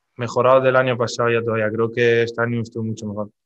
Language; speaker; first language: Spanish; non-native, fluent; Slovenian